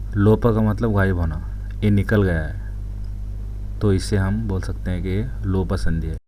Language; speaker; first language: Urdu; non-native, local second language; Kannada